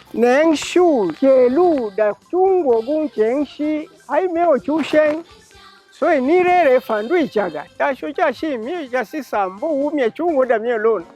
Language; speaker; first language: Chinese; non-native, fluent; Swahili